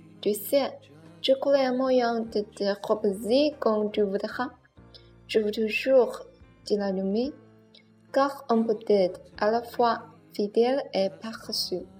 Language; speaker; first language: French; non-native, learner; Chinese